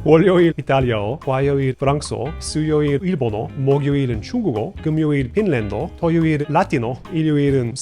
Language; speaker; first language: Korean; non-native, fluent; English